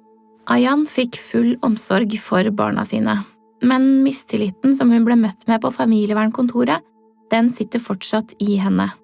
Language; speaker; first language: Norwegian; native; Norwegian